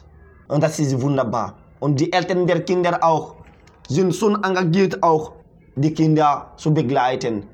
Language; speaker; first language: German; non-native, fluent; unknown